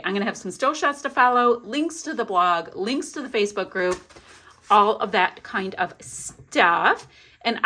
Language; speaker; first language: English; native; English